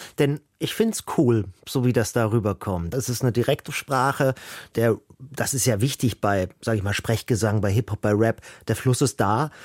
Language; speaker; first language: German; native; German